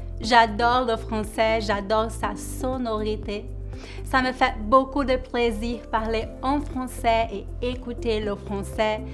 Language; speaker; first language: French; non-native, fluent; Portuguese